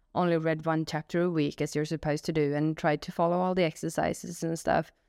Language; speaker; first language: English; non-native, fluent; Swedish